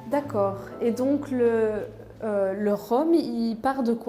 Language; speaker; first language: French; native; French